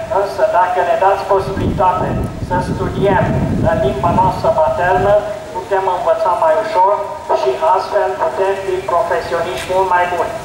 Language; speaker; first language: Romanian; non-native, local second language; Hungarian